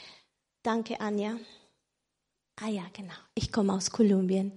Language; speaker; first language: German; non-native, fluent; Spanish